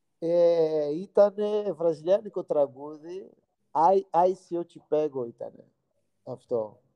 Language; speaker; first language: Greek; non-native, fluent; Portuguese